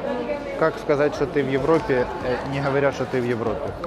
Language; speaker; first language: Russian; native; Russian